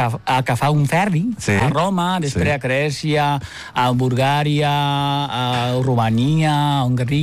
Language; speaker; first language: Catalan; non-native, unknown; Chinese